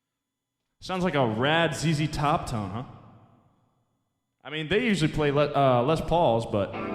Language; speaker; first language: English; native; English